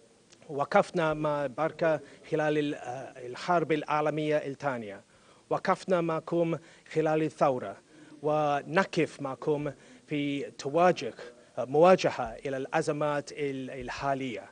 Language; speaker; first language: Arabic; non-native, learner; English